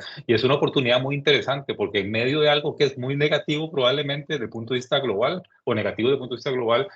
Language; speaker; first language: Spanish; native; Spanish